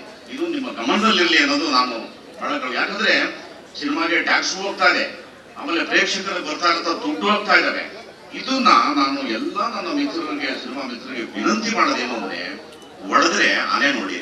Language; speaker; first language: Kannada; native; Kannada